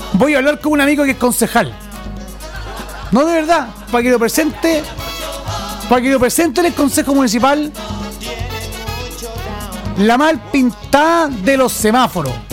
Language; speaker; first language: Spanish; native; Spanish